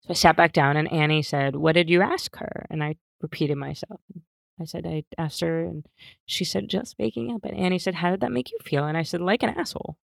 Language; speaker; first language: English; native; English